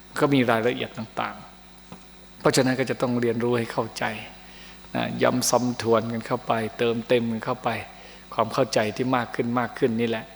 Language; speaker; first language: Thai; native; Thai